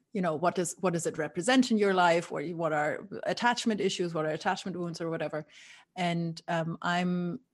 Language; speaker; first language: English; non-native, fluent; German